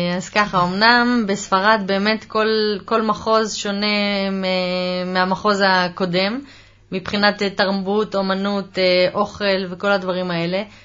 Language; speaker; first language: Hebrew; native; Hebrew